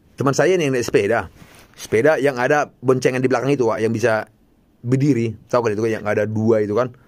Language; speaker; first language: Indonesian; non-native, local second language; Batak Toba